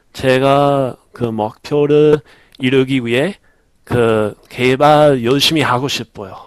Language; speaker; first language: Korean; non-native, learner; English